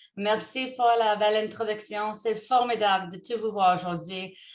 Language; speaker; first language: French; non-native, local second language; English